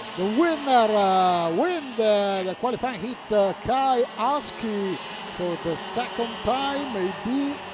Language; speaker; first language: English; non-native, fluent; Italian